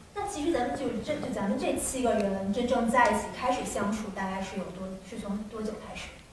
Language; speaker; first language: Chinese; native; Chinese